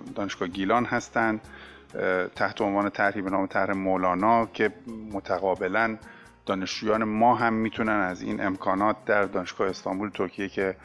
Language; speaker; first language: Persian; native; Persian